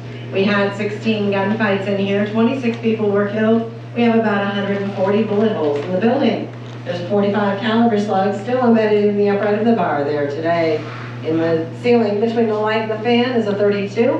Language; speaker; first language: English; native; English